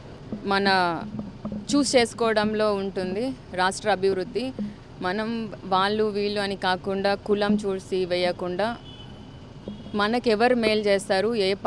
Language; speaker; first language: Telugu; native; Telugu